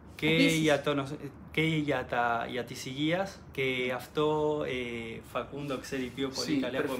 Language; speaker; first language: Greek; early bilingual, heritage; Spanish